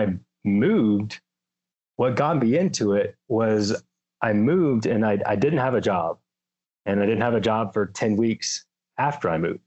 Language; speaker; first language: English; native; English